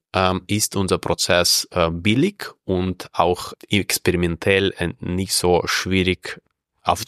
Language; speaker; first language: German; non-native, fluent; Russian